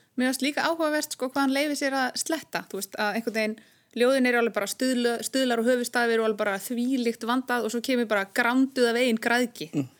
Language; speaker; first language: Icelandic; native; Icelandic